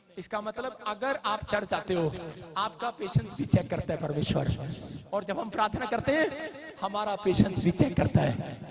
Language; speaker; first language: Hindi; non-native, local second language; Punjabi